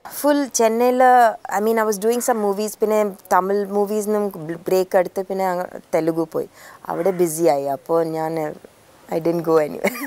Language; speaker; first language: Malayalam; early bilingual, heritage; Malayalam